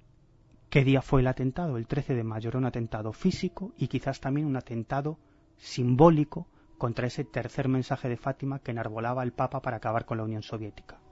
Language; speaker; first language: Spanish; native; Spanish